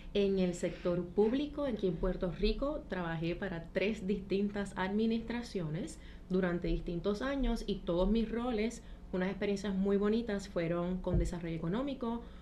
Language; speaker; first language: Spanish; native; Spanish